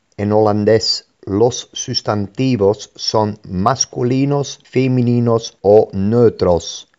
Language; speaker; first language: Spanish; non-native, fluent; Dutch